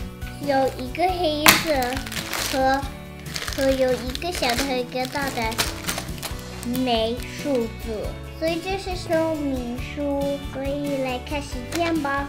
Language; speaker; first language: Chinese; early bilingual, other home language; English